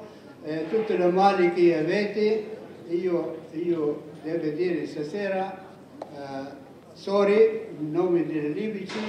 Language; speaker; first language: Italian; non-native, learner; Arabic